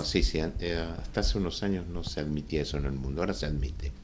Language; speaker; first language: Spanish; native; Spanish